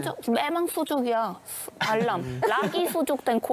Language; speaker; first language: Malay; non-native, learner; Korean